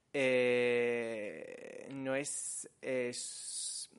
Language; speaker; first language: Spanish; non-native, fluent; French